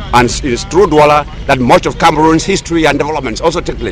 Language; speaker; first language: English; native; English